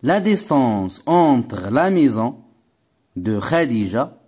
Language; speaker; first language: French; non-native, local second language; Arabic